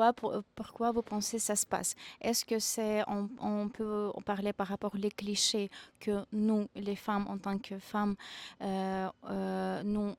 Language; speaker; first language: French; non-native, fluent; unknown